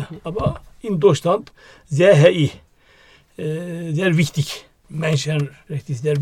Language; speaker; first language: German; non-native, learner; Turkish